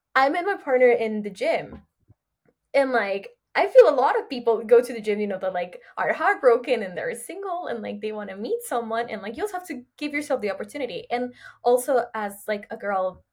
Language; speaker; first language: English; early bilingual, other home language; Spanish